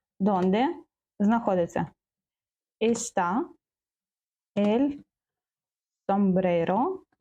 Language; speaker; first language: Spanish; non-native, learner; Ukrainian